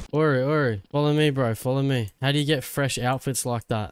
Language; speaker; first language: English; native; English